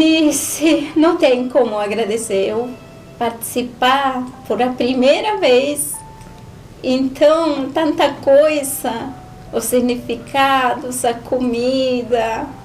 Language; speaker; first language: Portuguese; non-native, learner; Spanish